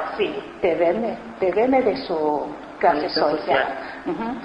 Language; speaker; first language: Spanish; non-native, learner; Chinese